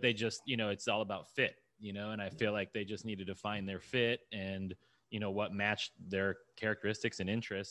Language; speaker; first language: English; native; English